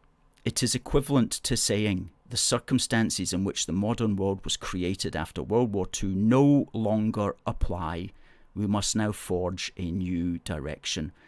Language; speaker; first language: English; native; English